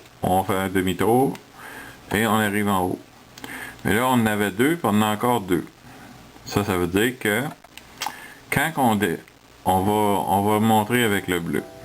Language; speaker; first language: French; native; French